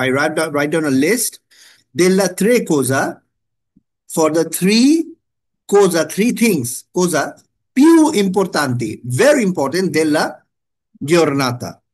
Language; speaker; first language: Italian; non-native, learner; Bangla